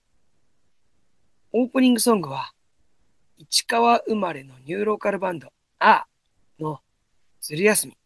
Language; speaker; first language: Japanese; native; Japanese